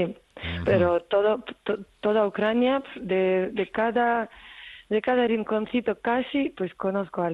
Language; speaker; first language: Spanish; non-native, fluent; Ukrainian